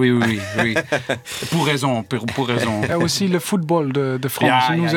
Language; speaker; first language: French; non-native, learner; Dutch